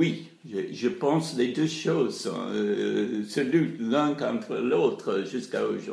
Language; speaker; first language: French; non-native, fluent; English